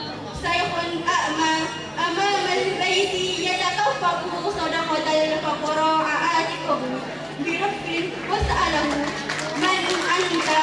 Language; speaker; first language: Arabic; non-native, learner; Indonesian